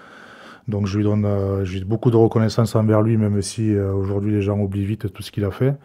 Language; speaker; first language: French; native; French